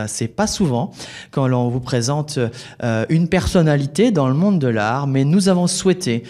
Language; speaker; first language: French; native; French